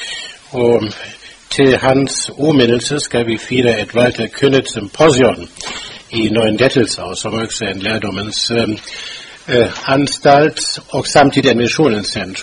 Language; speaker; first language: Swedish; non-native, fluent; German